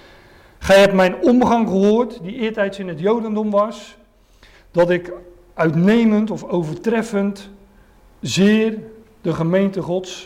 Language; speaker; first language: Dutch; native; Dutch